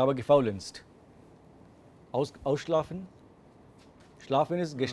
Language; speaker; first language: German; non-native, fluent; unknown